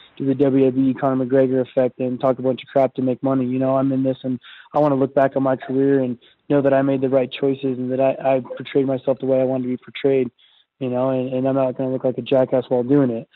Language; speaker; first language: English; native; English